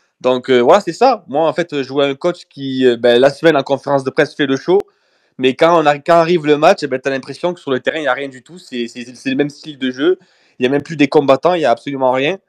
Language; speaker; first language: French; native; French